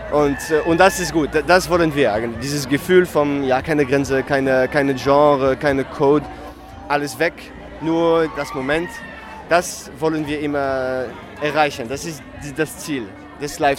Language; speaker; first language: German; non-native, fluent; French